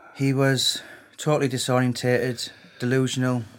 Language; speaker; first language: English; native; English